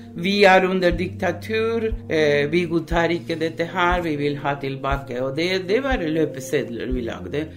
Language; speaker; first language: Norwegian; non-native, fluent; Spanish